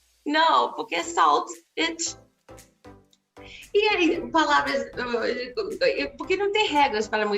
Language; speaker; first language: Portuguese; non-native, fluent; English